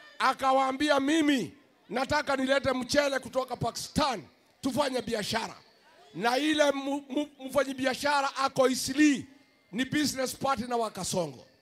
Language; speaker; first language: Swahili; non-native, local second language; Kikuyu